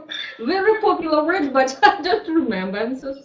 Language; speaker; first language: English; non-native, learner; Russian